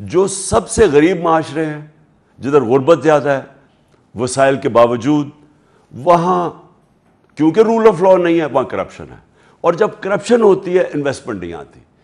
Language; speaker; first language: Urdu; native; Urdu